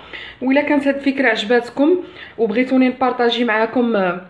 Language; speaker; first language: Arabic; native; Arabic